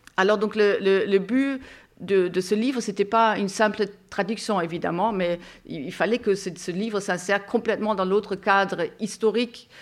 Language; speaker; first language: French; non-native, fluent; German